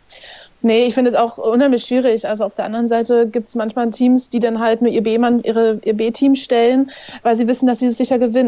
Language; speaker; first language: German; native; German